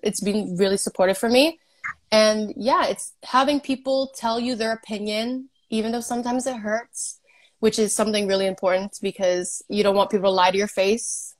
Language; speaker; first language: English; native; English